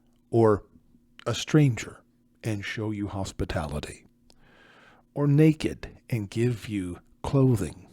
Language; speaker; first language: English; native; English